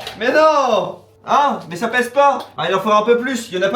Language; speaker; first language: French; native; French